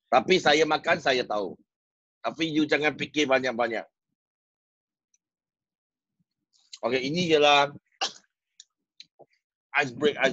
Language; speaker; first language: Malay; non-native, local second language; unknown